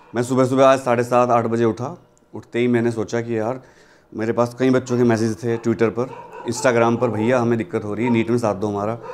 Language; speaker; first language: Hindi; native; Hindi